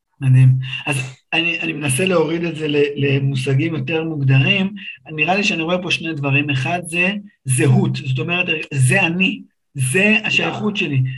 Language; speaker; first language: Hebrew; native; Hebrew